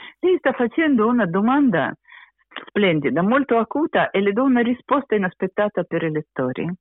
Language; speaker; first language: Italian; non-native, fluent; Russian